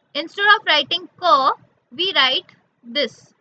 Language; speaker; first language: English; non-native, local second language; Hindi